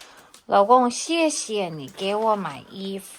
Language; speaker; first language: Chinese; non-native, learner; Filipino